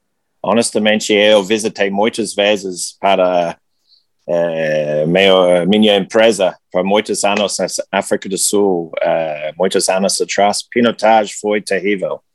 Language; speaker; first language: Portuguese; non-native, learner; English